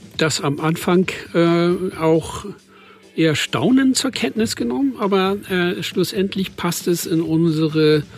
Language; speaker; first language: German; native; German